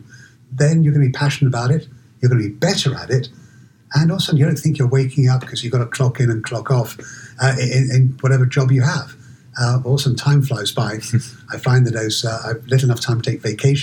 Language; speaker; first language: English; native; English